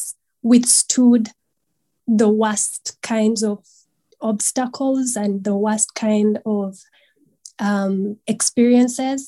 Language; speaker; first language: English; non-native, local second language; Nyankole